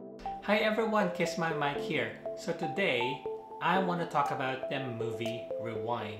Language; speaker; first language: English; non-native, local second language; Filipino